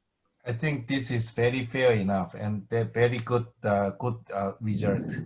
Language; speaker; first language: English; non-native, fluent; Korean